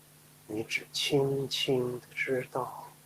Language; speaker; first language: Chinese; native; Chinese